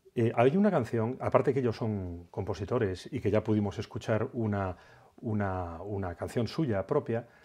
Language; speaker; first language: Spanish; native; Spanish